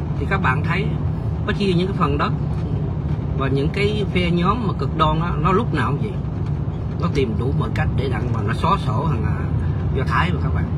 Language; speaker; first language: Vietnamese; native; Vietnamese